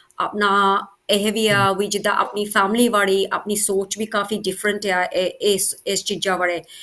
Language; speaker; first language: Punjabi; early bilingual, heritage; Punjabi